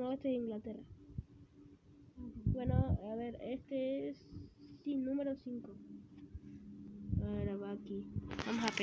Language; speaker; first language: Spanish; native; Spanish